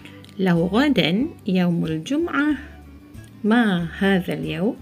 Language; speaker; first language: Arabic; non-native, fluent; Malay